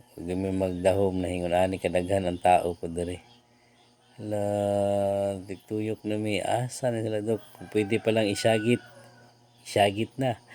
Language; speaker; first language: Cebuano; native; Cebuano